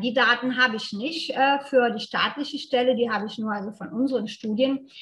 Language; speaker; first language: German; native; German